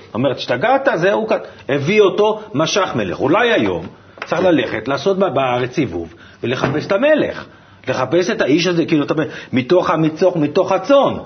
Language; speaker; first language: Hebrew; native; Hebrew